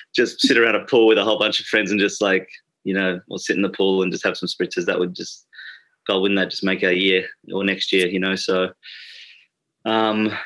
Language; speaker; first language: English; native; English